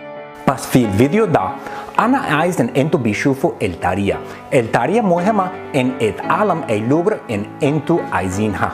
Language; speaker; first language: Arabic; non-native, learner; English